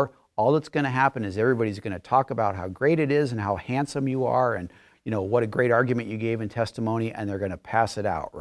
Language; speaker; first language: English; native; English